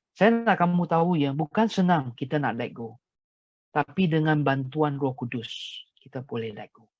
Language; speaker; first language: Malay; non-native, local second language; Chinese